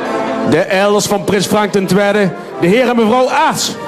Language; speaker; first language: Dutch; native; Dutch